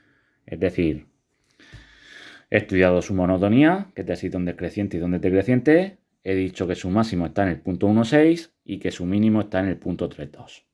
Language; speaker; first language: Spanish; native; Spanish